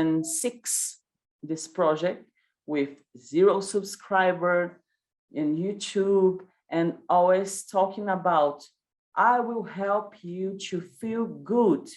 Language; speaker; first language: English; non-native, learner; Portuguese